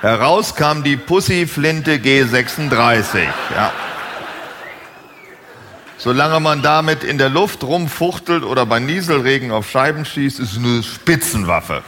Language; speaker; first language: German; native; German